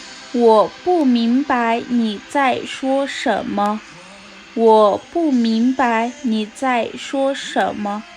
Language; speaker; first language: Chinese; non-native, local second language; Tibetan